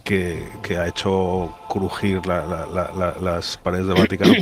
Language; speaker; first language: Spanish; native; Spanish